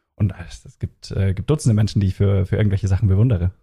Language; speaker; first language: German; native; German